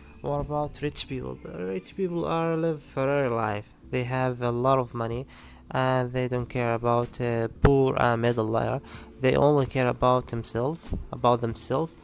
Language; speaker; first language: English; non-native, learner; Arabic